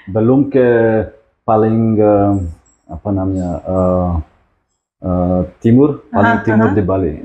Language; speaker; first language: Indonesian; non-native, learner; Latvian